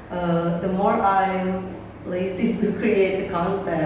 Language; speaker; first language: English; non-native, learner; Indonesian